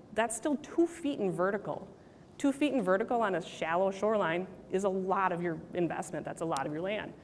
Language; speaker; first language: English; native; English